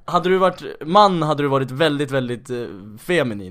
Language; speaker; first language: Swedish; native; Swedish